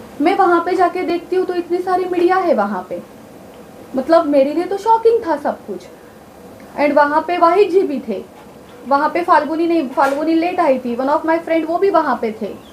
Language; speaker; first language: Hindi; non-native, local second language; Marathi